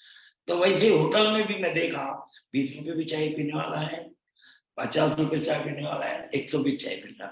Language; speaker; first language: Hindi; non-native, local second language; Telugu